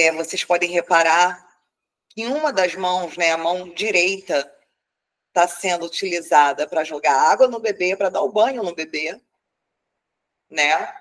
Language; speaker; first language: Portuguese; native; Portuguese